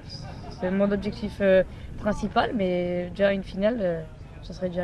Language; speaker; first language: French; native; French